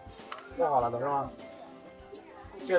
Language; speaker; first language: Chinese; native; Chinese